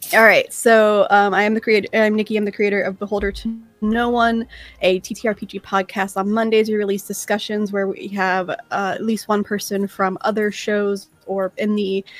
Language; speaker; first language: English; native; English